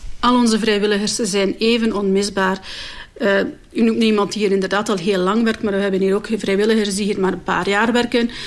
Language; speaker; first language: Dutch; native; Dutch